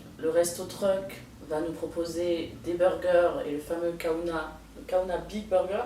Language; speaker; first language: French; native; French